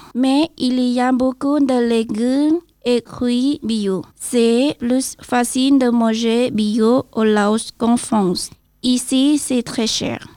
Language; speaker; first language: French; non-native, learner; Lao